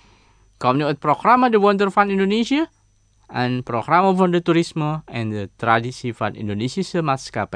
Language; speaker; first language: Dutch; non-native, learner; Indonesian